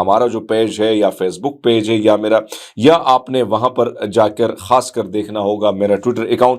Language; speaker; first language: Urdu; non-native, local second language; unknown